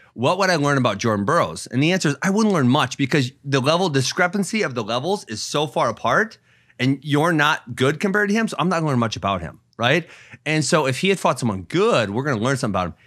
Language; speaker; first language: English; native; English